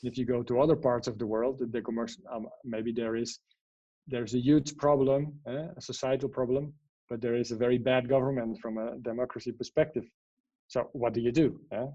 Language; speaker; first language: English; non-native, fluent; Dutch